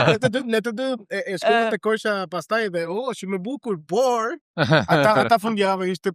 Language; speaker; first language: Albanian; non-native, learner; Spanish